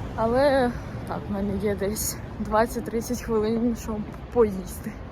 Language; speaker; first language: Ukrainian; non-native, local second language; Russian